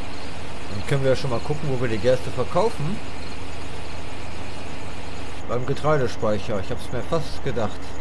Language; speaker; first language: German; native; German